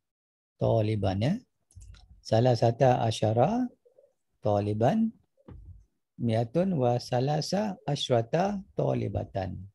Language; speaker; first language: Arabic; non-native, fluent; Malay